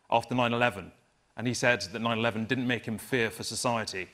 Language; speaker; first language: English; native; English